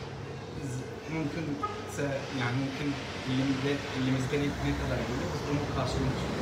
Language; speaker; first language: Turkish; non-native, fluent; Arabic